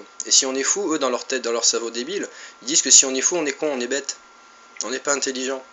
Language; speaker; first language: French; native; French